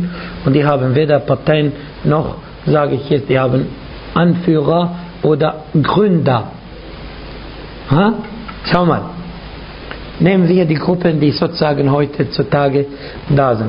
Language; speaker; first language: German; non-native, fluent; Arabic